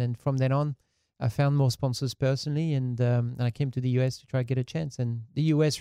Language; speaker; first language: English; non-native, fluent; French